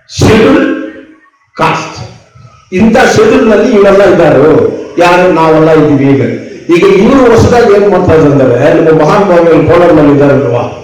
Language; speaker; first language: Kannada; non-native, local second language; Tamil